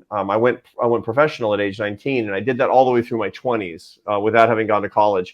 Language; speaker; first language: English; native; English